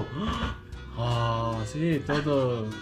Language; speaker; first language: Spanish; non-native, learner; Korean